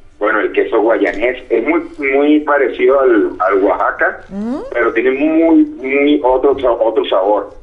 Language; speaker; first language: Spanish; native; Spanish